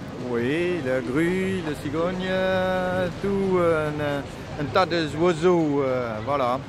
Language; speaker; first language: French; non-native, learner; Dutch